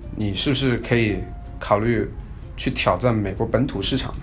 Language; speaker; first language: Chinese; native; Chinese